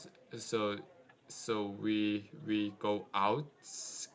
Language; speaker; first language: English; non-native, learner; Korean